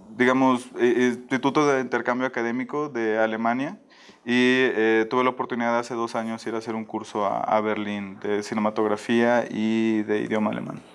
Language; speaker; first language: Spanish; native; Spanish